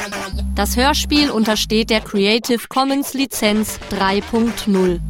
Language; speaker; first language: German; native; German